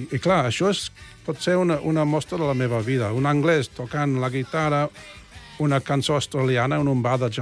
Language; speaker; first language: Catalan; non-native, fluent; English